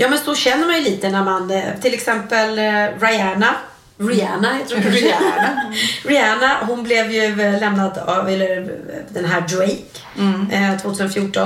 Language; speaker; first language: Swedish; native; Swedish